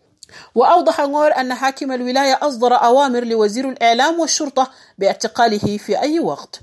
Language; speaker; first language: Arabic; native; Arabic